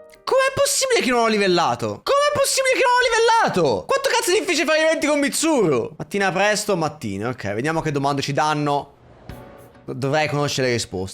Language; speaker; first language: Italian; native; Italian